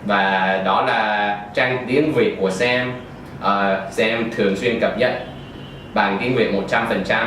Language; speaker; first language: Vietnamese; non-native, fluent; English